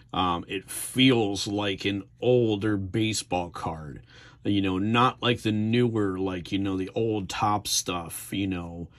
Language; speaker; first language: English; native; English